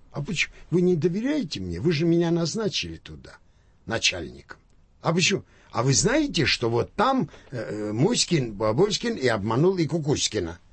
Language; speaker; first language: Russian; non-native, local second language; Armenian